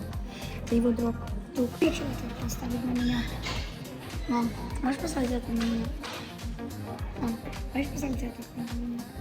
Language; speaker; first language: Russian; early bilingual, heritage; English